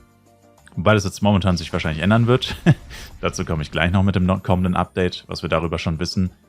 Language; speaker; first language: German; native; German